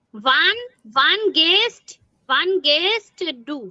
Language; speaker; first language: German; non-native, learner; Bangla